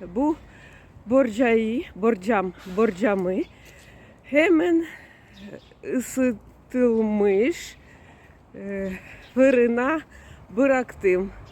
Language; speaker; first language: Turkish; non-native, learner; Russian